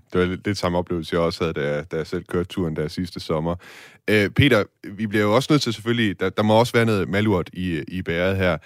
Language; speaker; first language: Danish; native; Danish